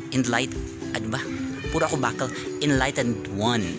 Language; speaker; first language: Filipino; non-native, local second language; Waray